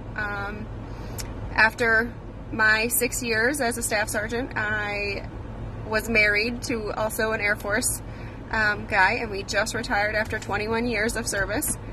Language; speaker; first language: English; native; English